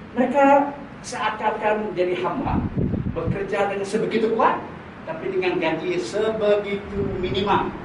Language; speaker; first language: Malay; non-native, local second language; Iban